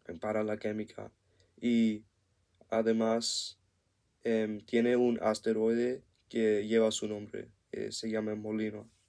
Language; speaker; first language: Spanish; non-native, learner; English